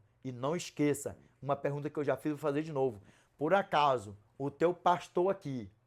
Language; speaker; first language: Portuguese; native; Portuguese